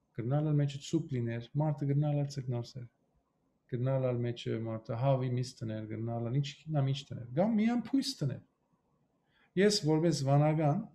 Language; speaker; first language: Armenian; early bilingual, heritage; Armenian